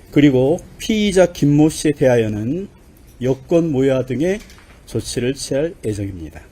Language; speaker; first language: Korean; native; Korean